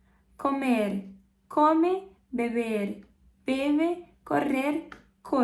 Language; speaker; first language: Spanish; non-native, fluent; Portuguese